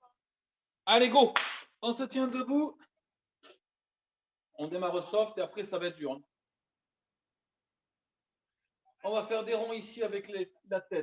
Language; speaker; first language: French; native; French